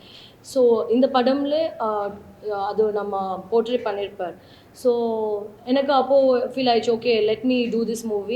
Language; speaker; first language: Tamil; non-native, learner; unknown